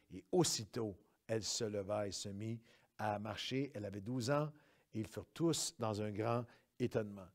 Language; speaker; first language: French; native; French